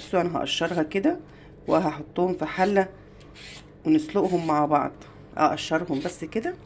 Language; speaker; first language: Arabic; native; Arabic